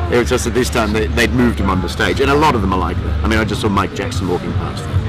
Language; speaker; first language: English; native; English